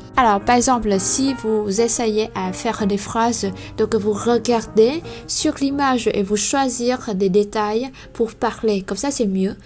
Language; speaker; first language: French; non-native, fluent; Vietnamese